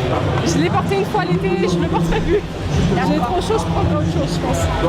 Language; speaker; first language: French; native; French